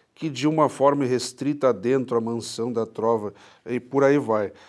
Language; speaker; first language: Portuguese; native; Portuguese